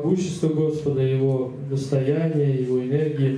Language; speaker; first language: Russian; native; Russian